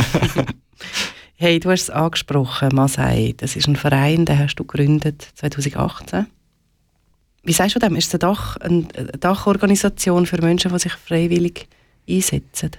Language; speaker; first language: German; native; German